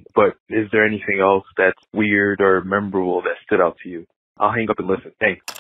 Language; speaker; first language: English; native; English